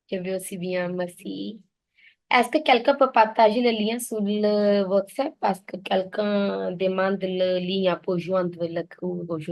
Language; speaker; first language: French; non-native, fluent; Punjabi